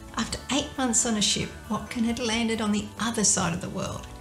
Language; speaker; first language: English; native; English